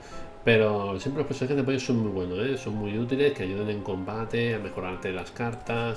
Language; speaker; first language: Spanish; native; Spanish